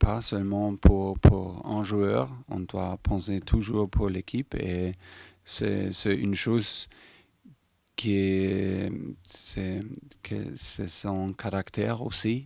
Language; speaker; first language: French; non-native, fluent; German